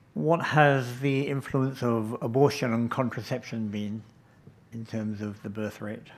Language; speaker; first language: English; native; English